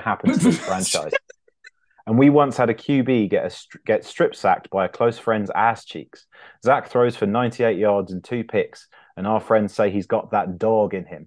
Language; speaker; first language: English; native; English